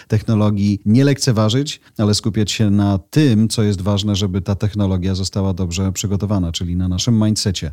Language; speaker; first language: Polish; native; Polish